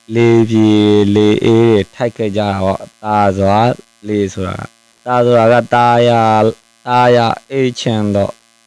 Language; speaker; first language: Burmese; non-native, local second language; Rohingya